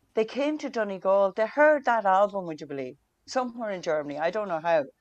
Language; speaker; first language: English; non-native, local second language; Irish